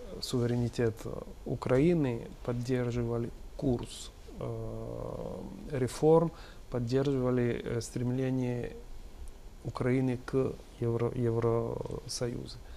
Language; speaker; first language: Russian; non-native, fluent; Italian